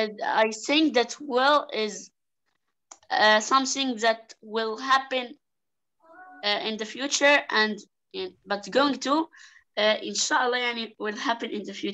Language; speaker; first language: English; non-native, learner; Arabic